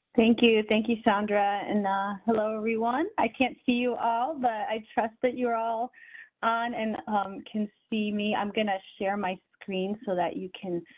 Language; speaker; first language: English; native; English